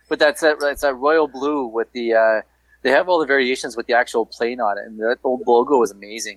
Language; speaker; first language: English; native; English